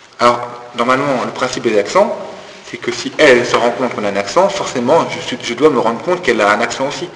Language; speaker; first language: French; native; French